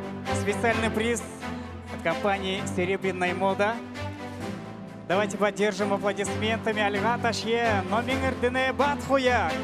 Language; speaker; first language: Russian; native; Russian